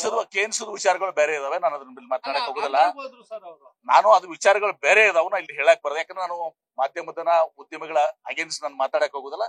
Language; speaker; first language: Kannada; native; Kannada